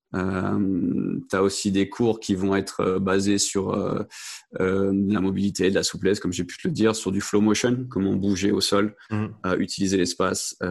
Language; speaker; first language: French; native; French